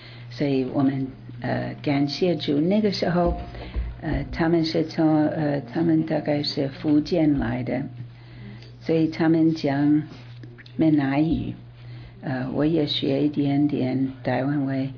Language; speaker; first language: Chinese; non-native, fluent; English